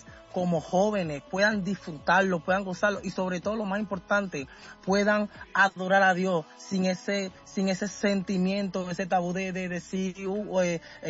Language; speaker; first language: Spanish; native; Spanish